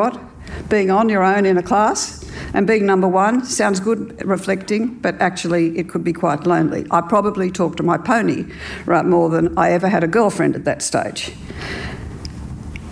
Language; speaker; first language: English; native; English